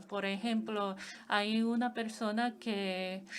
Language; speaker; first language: Spanish; non-native, fluent; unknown